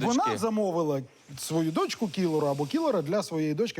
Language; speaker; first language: Ukrainian; native; Ukrainian